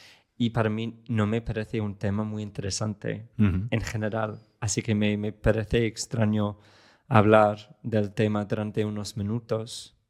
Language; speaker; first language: Spanish; non-native, fluent; English